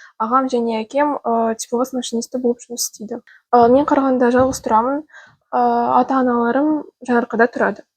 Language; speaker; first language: Kazakh; non-native, local second language; Russian